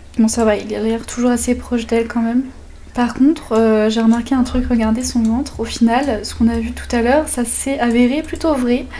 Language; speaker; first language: French; native; French